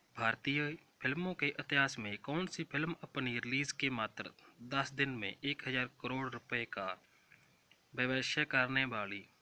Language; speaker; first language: Hindi; non-native, local second language; Punjabi